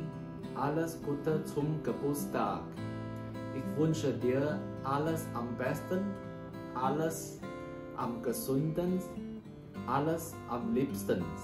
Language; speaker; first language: German; non-native, learner; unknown